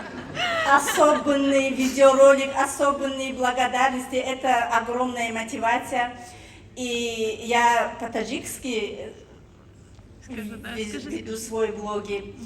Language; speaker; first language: Russian; non-native, fluent; Tajik